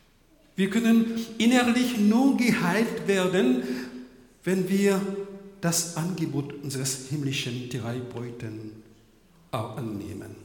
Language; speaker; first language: German; non-native, fluent; French